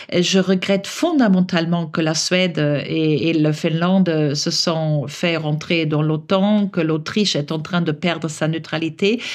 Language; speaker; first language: French; non-native, fluent; German